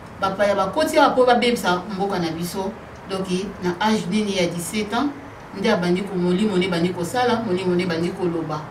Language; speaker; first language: Lingala; non-native, local second language; Kongo